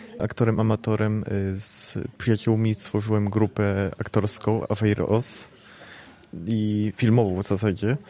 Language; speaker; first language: Polish; non-native, fluent; Italian